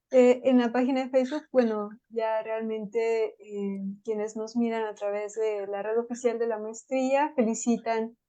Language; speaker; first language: Spanish; native; Spanish